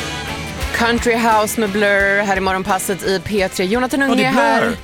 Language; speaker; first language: Swedish; native; Swedish